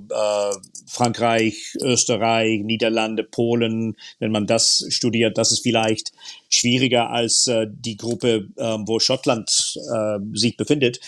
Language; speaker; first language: German; non-native, fluent; English